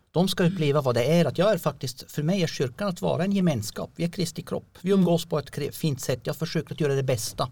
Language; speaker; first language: Swedish; non-native, fluent; French